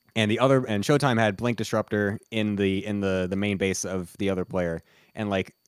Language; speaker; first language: English; native; English